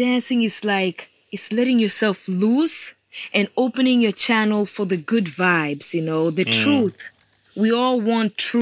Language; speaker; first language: English; non-native, fluent; Kikuyu